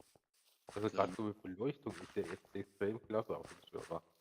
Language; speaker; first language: German; native; German